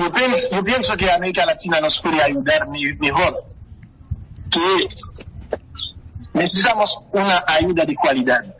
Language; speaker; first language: Spanish; non-native, fluent; Haitian Creole